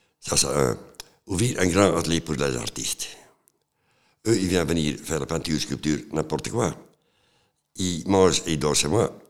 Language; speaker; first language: French; non-native, local second language; Dutch